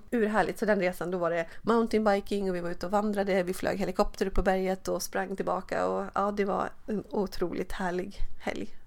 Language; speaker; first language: Swedish; native; Swedish